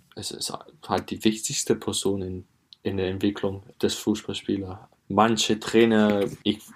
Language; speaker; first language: German; non-native, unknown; English